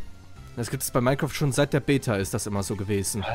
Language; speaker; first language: German; native; German